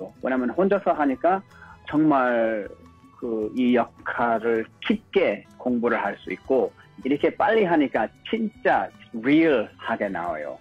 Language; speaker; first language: Korean; early bilingual, heritage; English